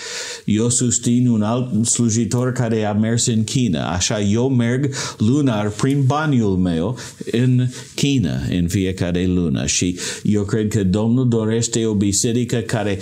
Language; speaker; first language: Romanian; non-native, learner; English